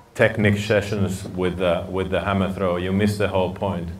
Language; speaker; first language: English; non-native, fluent; Finnish